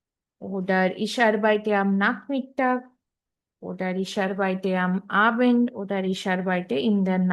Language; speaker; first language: German; non-native, fluent; Hindi